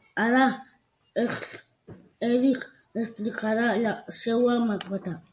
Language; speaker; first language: Catalan; non-native, local second language; Spanish